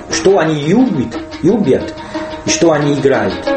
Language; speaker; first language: Russian; non-native, learner; Hungarian